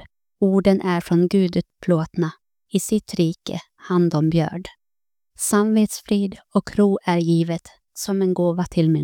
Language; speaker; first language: Swedish; native; Swedish